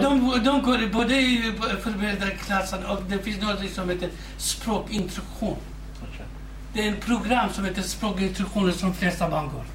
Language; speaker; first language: Swedish; non-native, fluent; Kurdish